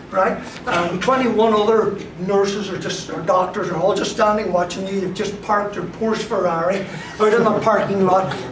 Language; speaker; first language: English; native; English